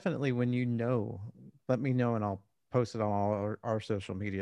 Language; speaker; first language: English; native; English